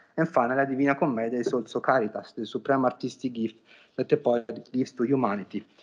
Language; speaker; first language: English; non-native, fluent; Italian